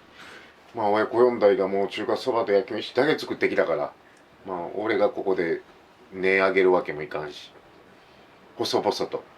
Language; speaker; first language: Japanese; native; Japanese